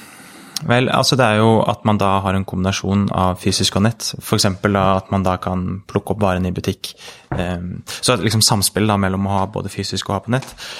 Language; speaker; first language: Norwegian; native; Norwegian